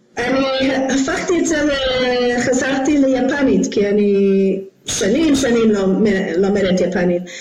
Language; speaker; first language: Hebrew; non-native, fluent; English